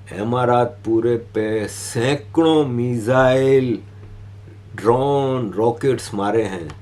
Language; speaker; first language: Hindi; native; Hindi